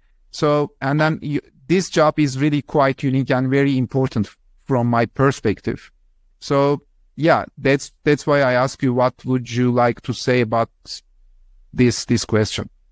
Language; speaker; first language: English; non-native, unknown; Turkish